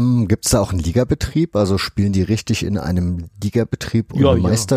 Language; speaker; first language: German; native; German